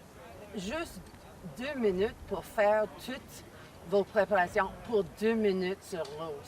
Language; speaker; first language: French; non-native, learner; English